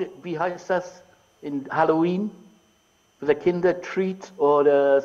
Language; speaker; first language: German; non-native, fluent; English